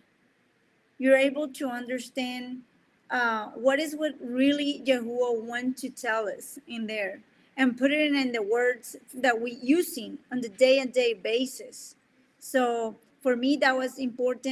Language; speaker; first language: English; non-native, fluent; Spanish